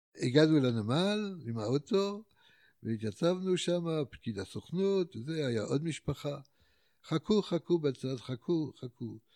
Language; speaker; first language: Hebrew; non-native, fluent; French